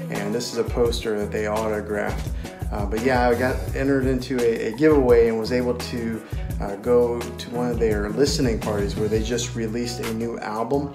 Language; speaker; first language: English; native; English